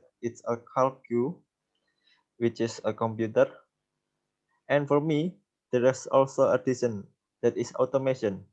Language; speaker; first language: English; non-native, learner; Indonesian